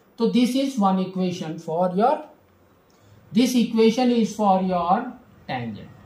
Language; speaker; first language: English; non-native, local second language; Hindi